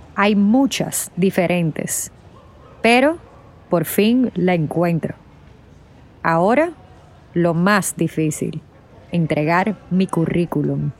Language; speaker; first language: Spanish; native; Spanish